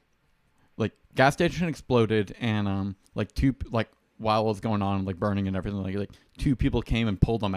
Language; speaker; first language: English; native; English